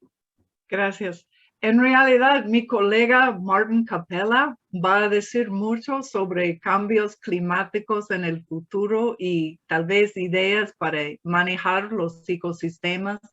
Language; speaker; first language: Spanish; non-native, fluent; English